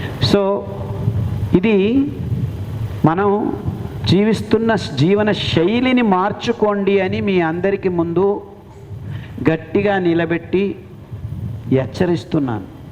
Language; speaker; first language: Telugu; native; Telugu